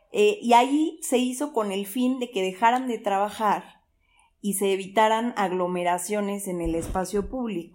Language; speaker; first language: Spanish; native; Spanish